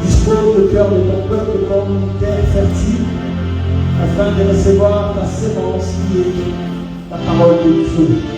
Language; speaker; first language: French; non-native, local second language; Lingala